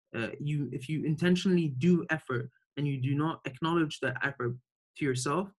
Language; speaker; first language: English; early bilingual, other home language; Arabic